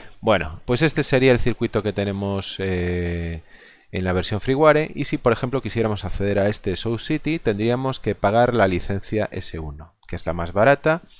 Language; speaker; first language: Spanish; non-native, local second language; Galician